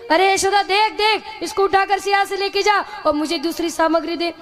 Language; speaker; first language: Hindi; non-native, local second language; Marathi